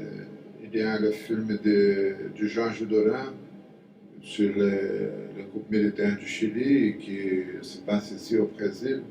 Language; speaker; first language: French; non-native, fluent; Portuguese